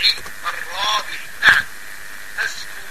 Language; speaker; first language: Arabic; non-native, fluent; French